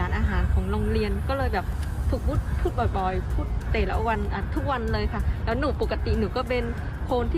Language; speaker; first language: Thai; non-native, fluent; Vietnamese